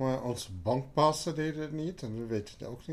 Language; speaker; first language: Dutch; non-native, fluent; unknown